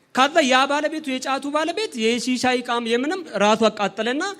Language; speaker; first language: Amharic; non-native, local second language; Oromo